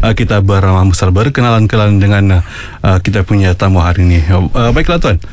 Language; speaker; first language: Malay; native; Malay